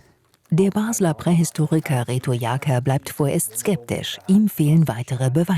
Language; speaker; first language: German; native; German